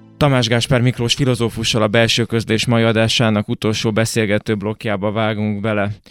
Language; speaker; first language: Hungarian; native; Hungarian